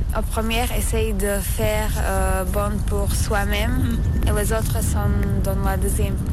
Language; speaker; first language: French; non-native, learner; Slovak